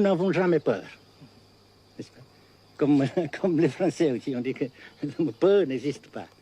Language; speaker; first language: French; non-native, fluent; Vietnamese